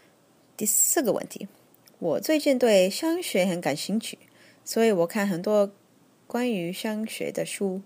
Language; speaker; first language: Chinese; non-native, learner; English